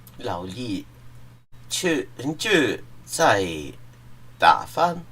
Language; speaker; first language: Chinese; non-native, learner; English